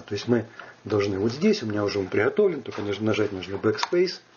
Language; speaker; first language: Russian; native; Russian